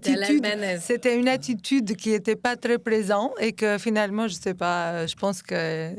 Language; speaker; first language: French; non-native, fluent; Albanian